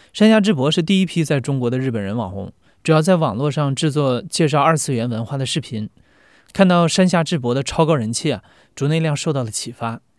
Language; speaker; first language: Chinese; native; Chinese